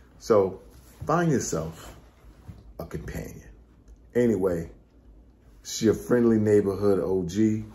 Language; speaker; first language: English; native; English